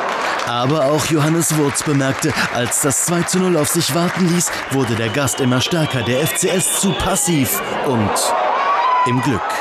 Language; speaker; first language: German; native; German